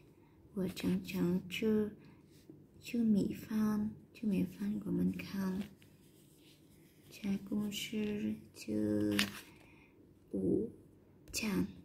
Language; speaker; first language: Chinese; non-native, learner; Vietnamese